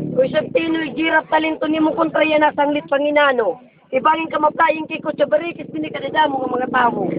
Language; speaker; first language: Filipino; non-native, local second language; Waray